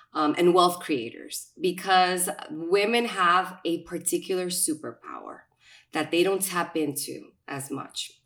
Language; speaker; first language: English; non-native, fluent; Spanish